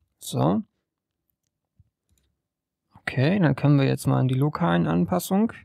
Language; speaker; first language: German; native; German